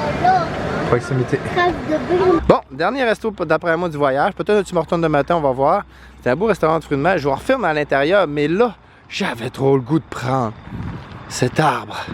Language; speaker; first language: French; native; French